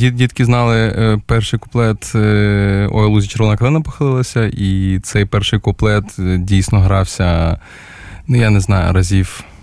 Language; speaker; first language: Ukrainian; native; Ukrainian